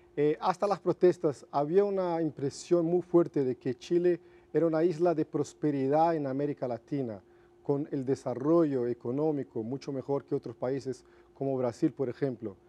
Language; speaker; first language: Spanish; non-native, fluent; Portuguese